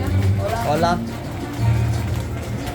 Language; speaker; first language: Spanish; non-native, learner; French